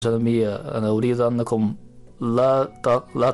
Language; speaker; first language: Arabic; non-native, learner; Japanese